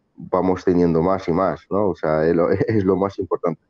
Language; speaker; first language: Spanish; non-native, fluent; Azerbaijani